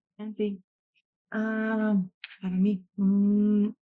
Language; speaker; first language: Spanish; non-native, learner; Japanese